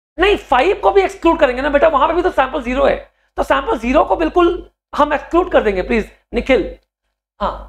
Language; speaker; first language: Hindi; native; Hindi